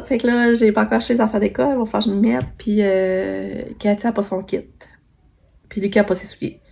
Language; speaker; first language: French; native; French